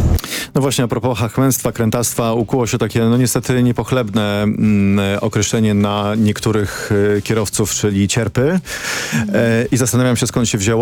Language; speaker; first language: Polish; native; Polish